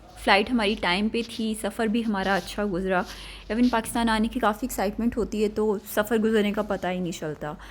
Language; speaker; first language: Urdu; native; Urdu